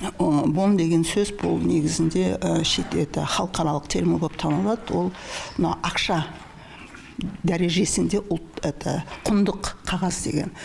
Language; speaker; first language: Kazakh; native; Kazakh